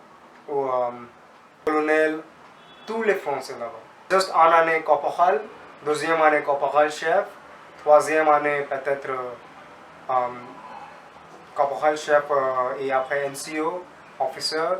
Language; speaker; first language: French; non-native, learner; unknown